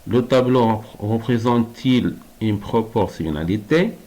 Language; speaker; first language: French; non-native, local second language; Arabic